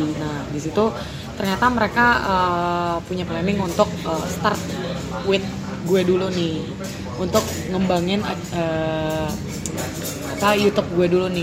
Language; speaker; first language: Indonesian; native; Indonesian